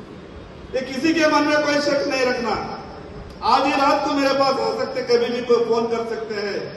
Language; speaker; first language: Hindi; non-native, local second language; Telugu